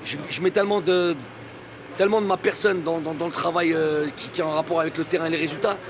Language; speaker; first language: French; native; French